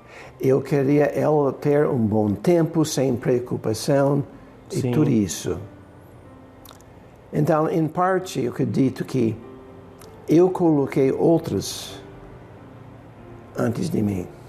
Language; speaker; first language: Portuguese; non-native, fluent; English